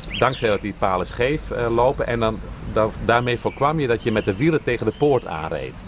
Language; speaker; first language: Dutch; native; Dutch